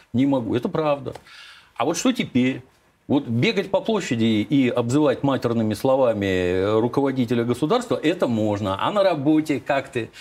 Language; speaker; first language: Russian; native; Russian